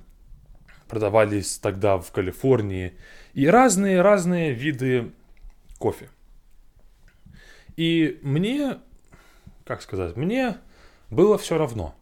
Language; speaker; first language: Russian; non-native, fluent; English